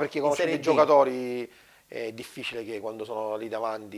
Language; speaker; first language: Italian; native; Italian